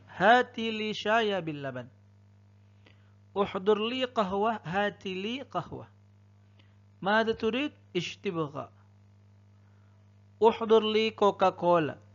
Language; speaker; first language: Arabic; non-native, fluent; Indonesian